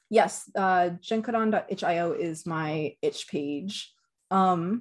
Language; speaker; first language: English; native; English